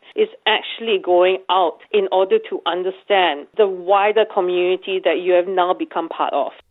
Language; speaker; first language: English; native; English